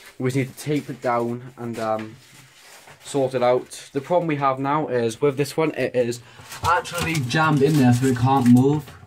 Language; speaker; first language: English; native; English